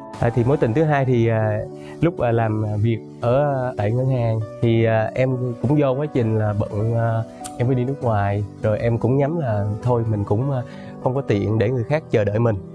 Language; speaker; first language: Vietnamese; native; Vietnamese